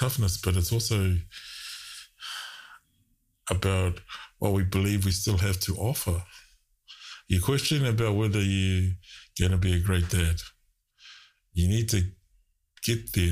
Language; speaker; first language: English; native; English